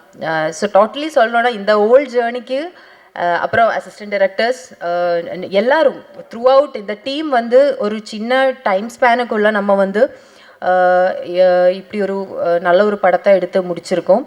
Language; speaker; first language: Tamil; non-native, fluent; Malayalam